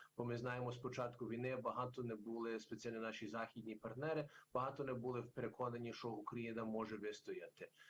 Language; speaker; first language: Ukrainian; early bilingual, heritage; English